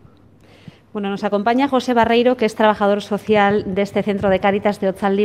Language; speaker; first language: Spanish; native; Spanish